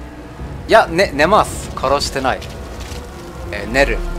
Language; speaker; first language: Japanese; non-native, learner; German